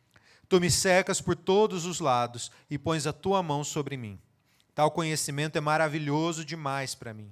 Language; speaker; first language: Portuguese; native; Portuguese